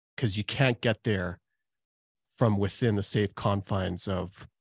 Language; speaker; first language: English; native; English